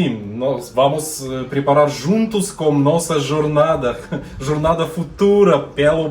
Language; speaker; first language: Portuguese; non-native, learner; Russian